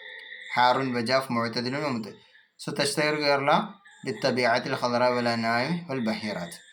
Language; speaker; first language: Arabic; non-native, learner; Malayalam